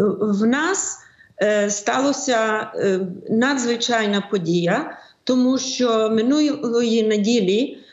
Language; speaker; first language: Ukrainian; early bilingual, heritage; Ukrainian